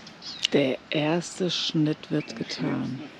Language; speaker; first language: German; native; German